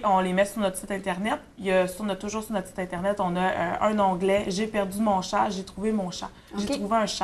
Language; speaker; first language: French; native; French